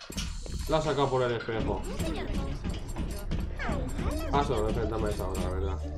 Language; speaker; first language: Spanish; native; Spanish